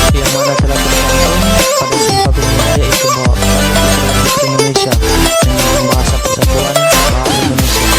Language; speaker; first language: Indonesian; non-native, local second language; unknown